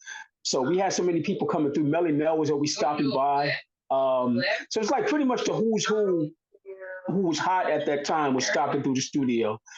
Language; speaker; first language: English; native; English